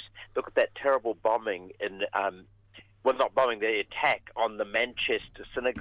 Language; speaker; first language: English; native; English